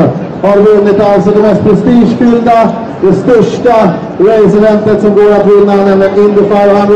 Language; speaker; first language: Swedish; native; Swedish